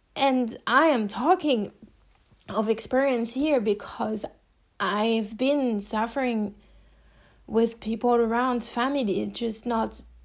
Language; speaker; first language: English; non-native, fluent; French